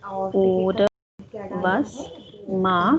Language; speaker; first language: German; non-native, learner; Hindi